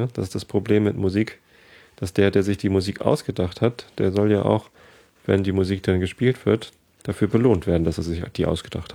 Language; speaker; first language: German; native; German